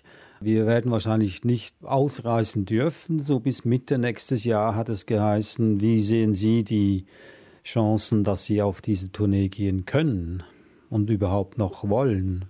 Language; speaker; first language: German; native; German